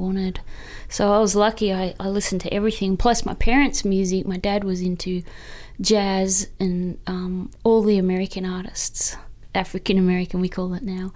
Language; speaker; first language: English; native; English